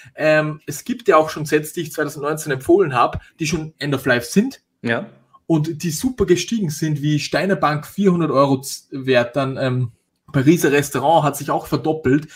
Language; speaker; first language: German; native; German